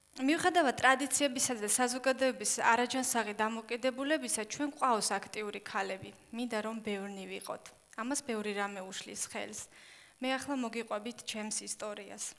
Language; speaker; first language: Georgian; non-native, local second language; Chechen